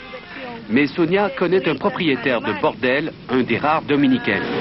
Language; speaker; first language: French; native; French